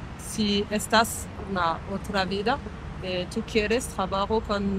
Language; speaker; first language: Spanish; non-native, learner; French